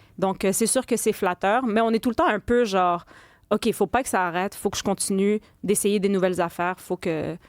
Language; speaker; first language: French; early bilingual, other home language; Arabic